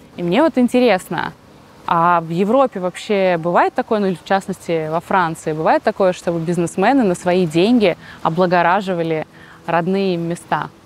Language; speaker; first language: Russian; native; Russian